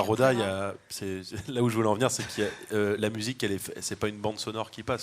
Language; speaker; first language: French; native; French